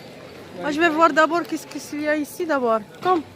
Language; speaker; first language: French; non-native, fluent; Arabic